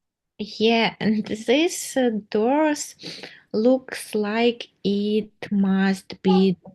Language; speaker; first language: English; non-native, learner; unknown